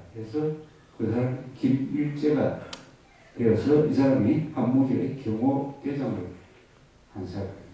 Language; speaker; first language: Korean; native; Korean